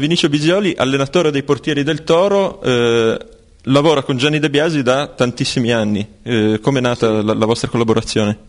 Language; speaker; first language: Italian; native; Italian